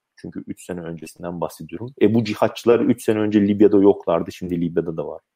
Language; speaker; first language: Turkish; native; Turkish